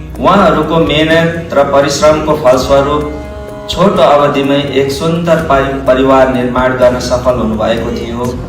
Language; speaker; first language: Nepali; native; Nepali